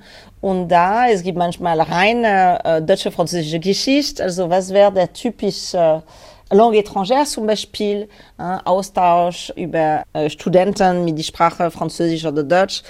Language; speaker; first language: German; non-native, learner; French